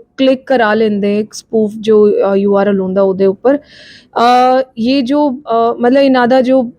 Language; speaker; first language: Punjabi; non-native, local second language; Hindi